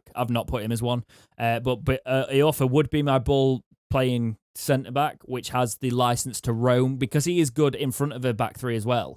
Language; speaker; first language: English; native; English